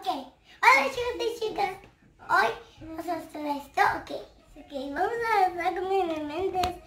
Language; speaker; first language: Spanish; early bilingual, heritage; Spanish